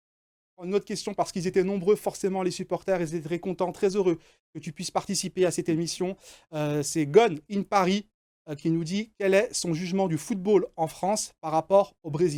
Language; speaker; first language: French; native; French